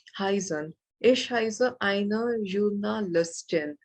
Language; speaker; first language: German; non-native, learner; Malayalam